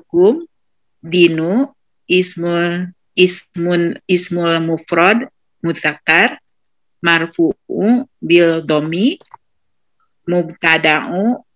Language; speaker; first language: Arabic; non-native, learner; Indonesian